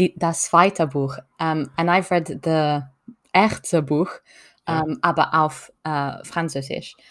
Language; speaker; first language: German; non-native, learner; French